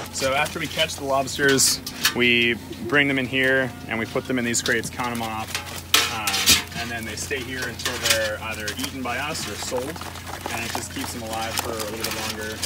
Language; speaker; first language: English; native; English